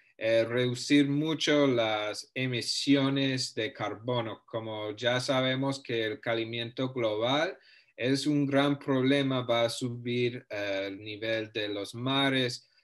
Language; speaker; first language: Spanish; non-native, fluent; English